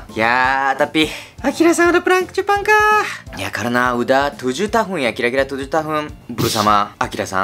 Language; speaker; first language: Indonesian; non-native, fluent; Japanese